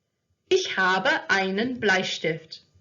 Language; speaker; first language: German; non-native, fluent; English